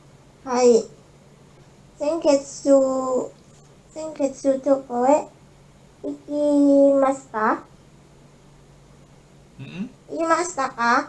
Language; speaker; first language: Japanese; non-native, learner; Indonesian